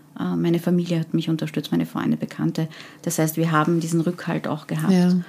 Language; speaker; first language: German; early bilingual, other home language; Persian